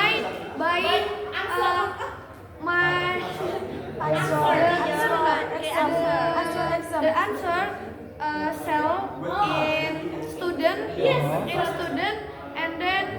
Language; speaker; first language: English; non-native, learner; Indonesian